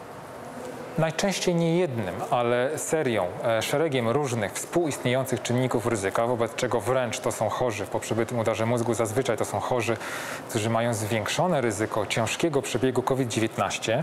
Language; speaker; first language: Polish; native; Polish